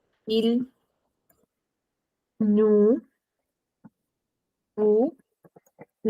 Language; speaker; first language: French; non-native, fluent; Spanish